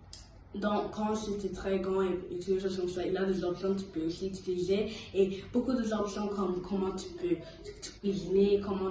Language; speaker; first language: French; early bilingual, heritage; French